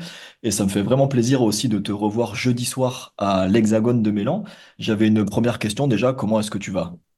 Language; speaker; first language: French; native; French